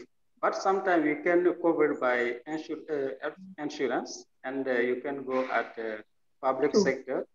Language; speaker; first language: English; non-native, learner; French